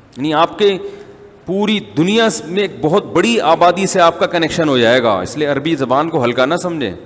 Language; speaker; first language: Urdu; native; Urdu